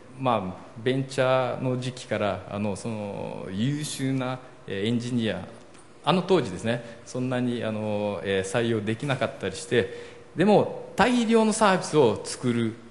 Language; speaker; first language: Japanese; early bilingual, heritage; Portuguese